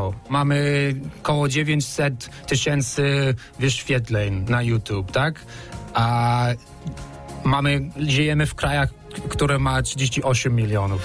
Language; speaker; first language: Polish; non-native, fluent; English